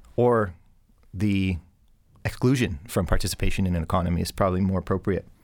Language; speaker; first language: English; native; English